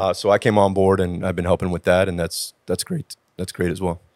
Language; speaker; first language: English; native; English